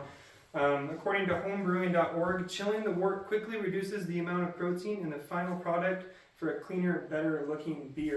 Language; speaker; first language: English; native; English